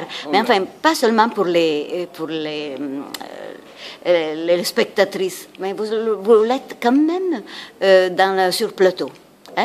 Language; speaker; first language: French; non-native, fluent; Italian